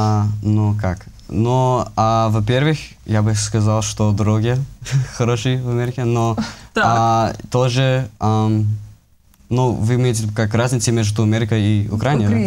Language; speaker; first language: Russian; non-native, learner; English